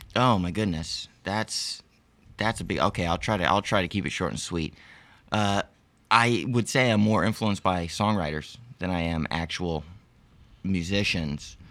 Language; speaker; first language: English; native; English